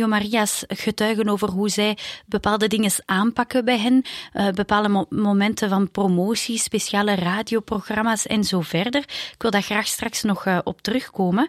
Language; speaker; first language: Dutch; native; Dutch